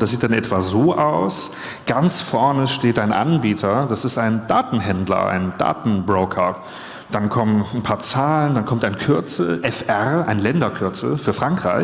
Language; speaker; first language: German; native; German